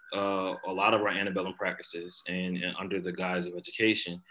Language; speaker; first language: English; native; English